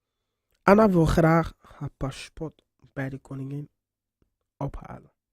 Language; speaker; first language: Dutch; non-native, fluent; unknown